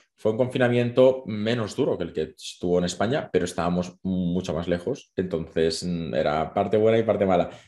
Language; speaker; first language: Spanish; native; Spanish